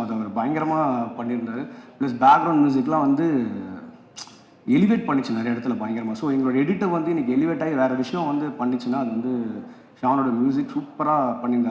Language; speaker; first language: Tamil; native; Tamil